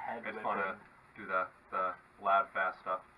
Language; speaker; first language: English; native; English